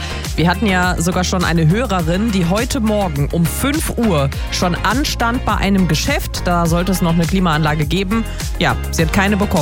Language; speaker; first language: German; native; German